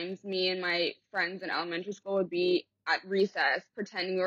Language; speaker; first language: English; native; English